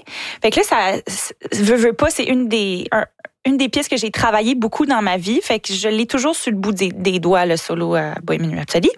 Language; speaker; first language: French; native; French